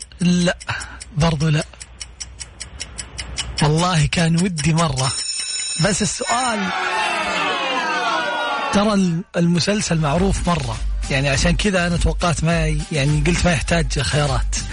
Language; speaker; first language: Arabic; native; Arabic